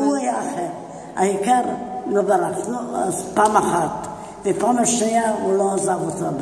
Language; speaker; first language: Hebrew; non-native, fluent; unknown